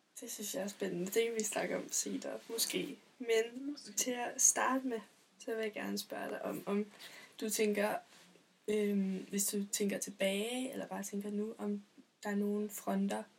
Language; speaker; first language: Danish; native; Danish